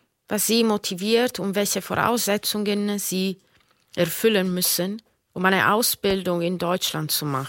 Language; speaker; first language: German; non-native, fluent; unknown